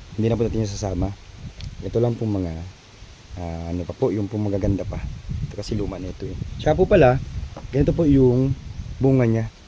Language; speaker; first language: Filipino; native; Filipino